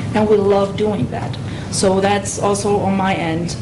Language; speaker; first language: English; non-native, fluent; German